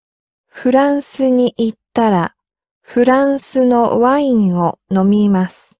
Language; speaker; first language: Japanese; non-native, learner; English